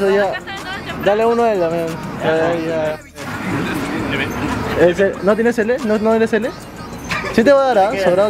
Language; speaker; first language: Spanish; native; Spanish